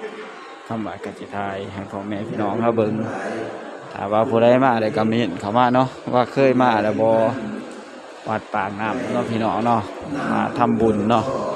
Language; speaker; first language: Thai; non-native, local second language; Northeastern Thai